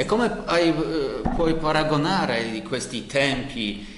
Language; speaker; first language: Italian; non-native, learner; Polish